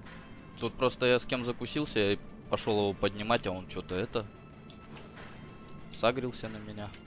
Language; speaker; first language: Russian; native; Russian